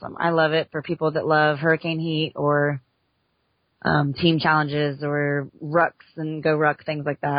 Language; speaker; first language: English; native; English